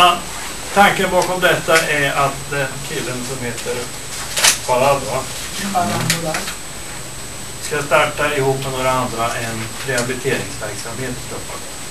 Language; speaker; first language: Swedish; native; Swedish